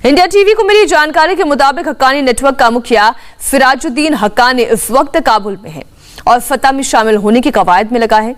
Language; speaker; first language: Hindi; native; Hindi